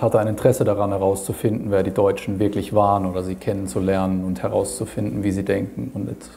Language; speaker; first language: German; native; German